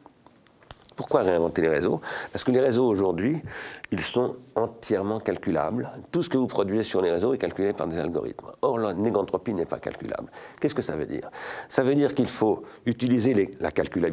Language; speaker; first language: French; native; French